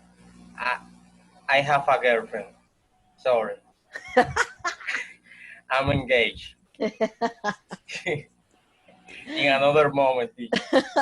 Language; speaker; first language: English; non-native, learner; Spanish